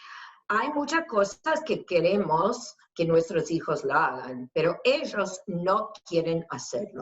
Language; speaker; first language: Spanish; non-native, fluent; English